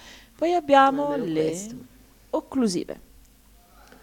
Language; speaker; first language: Italian; native; Italian